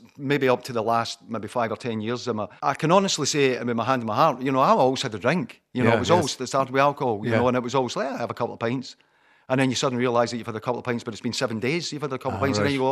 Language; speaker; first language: English; native; English